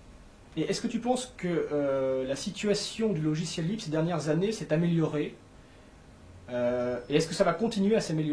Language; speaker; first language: French; native; French